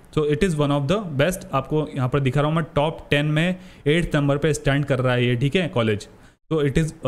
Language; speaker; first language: Hindi; native; Hindi